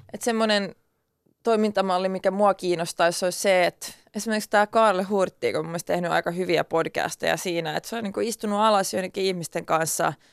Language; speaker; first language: Finnish; non-native, local second language; Swedish